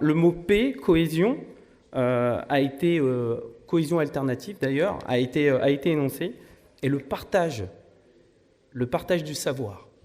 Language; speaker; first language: French; native; French